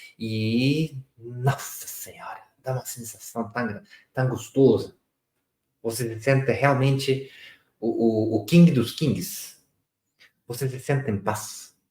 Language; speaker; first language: Portuguese; non-native, fluent; Spanish